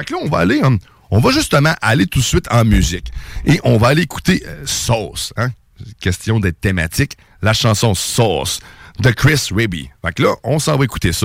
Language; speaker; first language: French; native; French